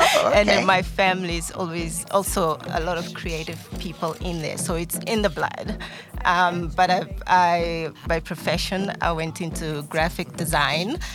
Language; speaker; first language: English; non-native, fluent; Portuguese